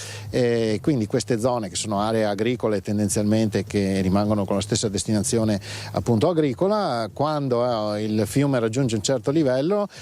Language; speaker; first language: Italian; native; Italian